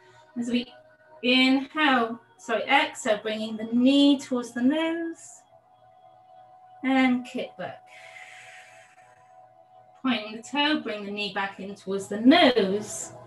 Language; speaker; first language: English; native; English